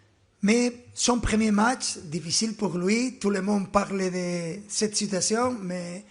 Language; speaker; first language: French; non-native, fluent; Spanish